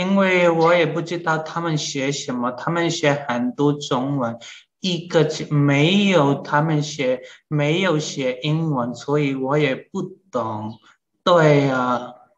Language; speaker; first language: Chinese; non-native, learner; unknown